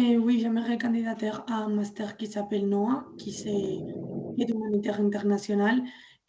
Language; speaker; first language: French; non-native, learner; Spanish